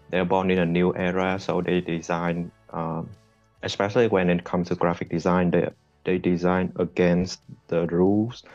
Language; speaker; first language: English; non-native, fluent; Vietnamese